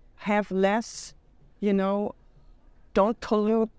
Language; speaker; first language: English; non-native, fluent; German